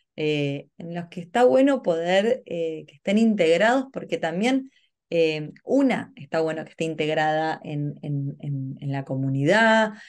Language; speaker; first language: Spanish; native; Spanish